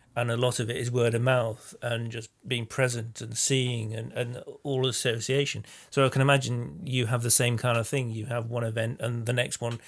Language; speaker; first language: English; native; English